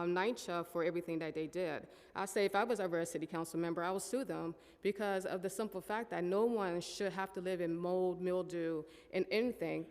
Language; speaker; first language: English; native; English